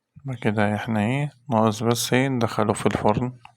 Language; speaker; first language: Arabic; native; Arabic